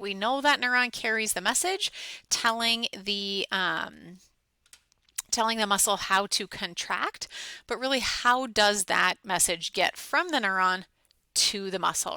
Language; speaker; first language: English; native; English